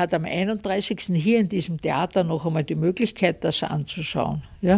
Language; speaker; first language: German; native; German